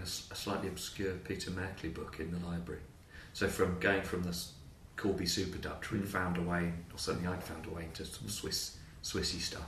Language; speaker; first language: English; native; English